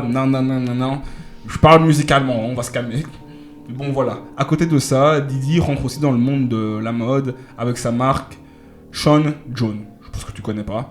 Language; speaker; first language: French; native; French